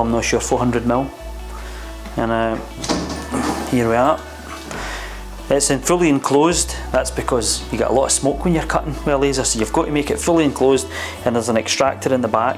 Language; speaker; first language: English; native; English